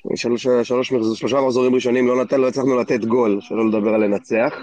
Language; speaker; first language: Hebrew; native; Hebrew